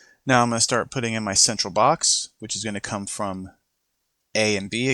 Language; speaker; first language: English; native; English